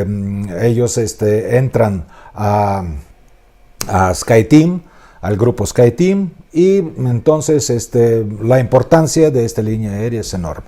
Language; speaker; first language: Spanish; non-native, fluent; Russian